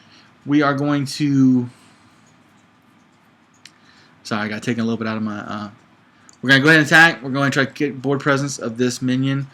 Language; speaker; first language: English; native; English